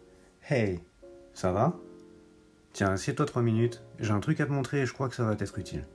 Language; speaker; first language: French; native; French